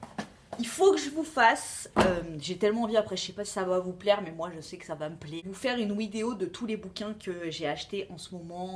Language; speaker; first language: French; native; French